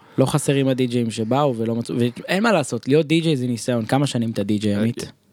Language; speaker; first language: Hebrew; native; Hebrew